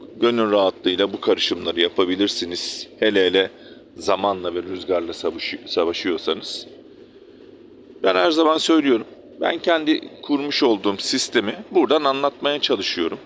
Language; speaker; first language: Turkish; native; Turkish